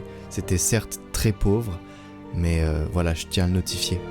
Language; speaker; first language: French; native; French